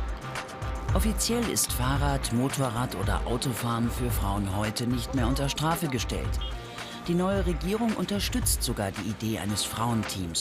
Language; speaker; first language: German; native; German